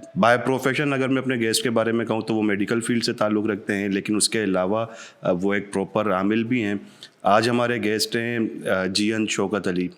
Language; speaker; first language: Urdu; non-native, local second language; Baluchi